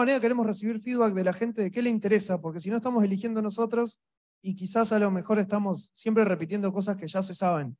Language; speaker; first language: Spanish; native; Spanish